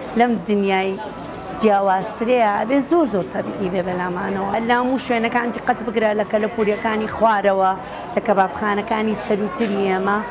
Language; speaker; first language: Central Kurdish; non-native, local second language; Gurani